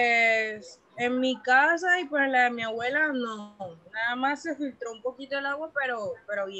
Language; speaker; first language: Spanish; native; Spanish